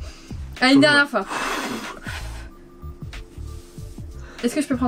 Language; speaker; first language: French; native; French